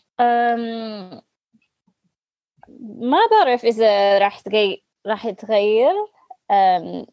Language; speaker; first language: Arabic; non-native, learner; English